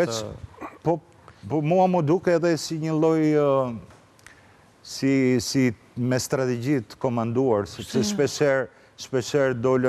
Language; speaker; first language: Albanian; native; Albanian